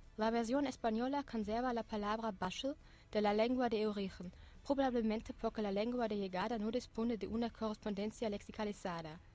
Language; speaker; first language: Spanish; non-native, fluent; German